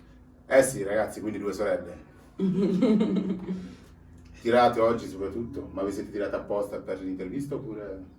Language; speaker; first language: Italian; native; Italian